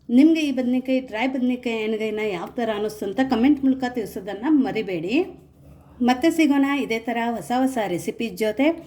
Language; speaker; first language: Kannada; non-native, local second language; Marathi